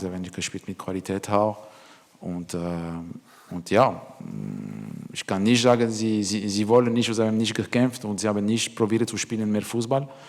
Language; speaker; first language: German; non-native, learner; French